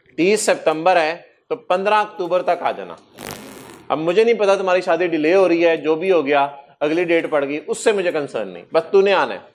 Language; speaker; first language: Urdu; native; Urdu